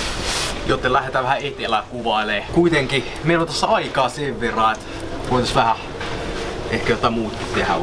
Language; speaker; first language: Finnish; native; Finnish